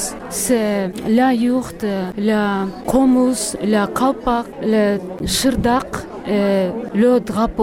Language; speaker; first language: French; non-native, learner; Kyrgyz